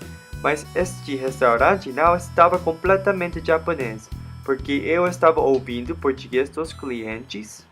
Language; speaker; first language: Portuguese; non-native, learner; English